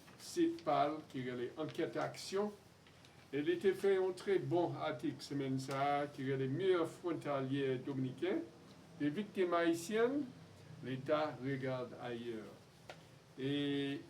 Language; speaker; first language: Haitian Creole; non-native, fluent; English